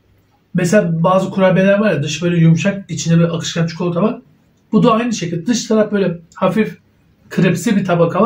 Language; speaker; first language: Turkish; native; Turkish